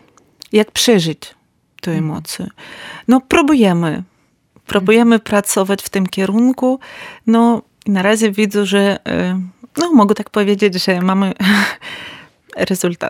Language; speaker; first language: Polish; non-native, learner; Ukrainian